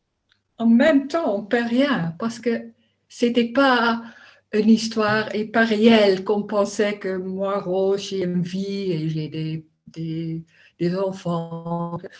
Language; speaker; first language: French; non-native, learner; Dutch